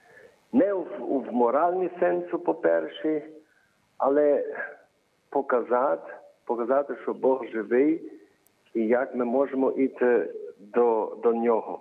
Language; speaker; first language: Ukrainian; early bilingual, heritage; Ukrainian